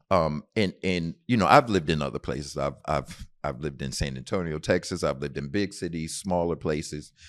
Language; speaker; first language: English; native; English